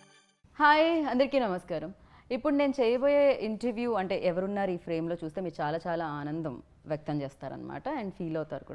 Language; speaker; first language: Telugu; native; Telugu